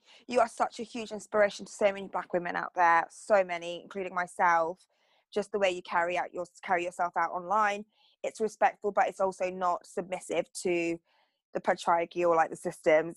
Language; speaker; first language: English; native; English